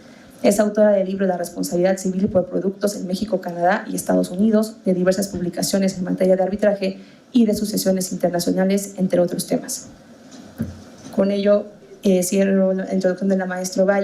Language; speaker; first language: Spanish; native; Spanish